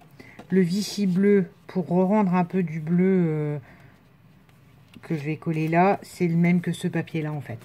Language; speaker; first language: French; native; French